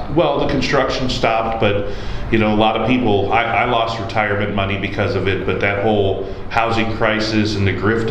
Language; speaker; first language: English; native; English